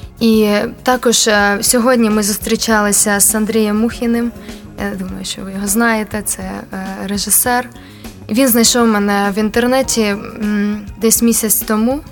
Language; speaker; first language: Ukrainian; non-native, local second language; Russian